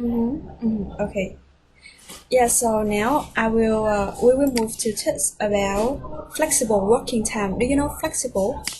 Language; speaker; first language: English; non-native, fluent; Vietnamese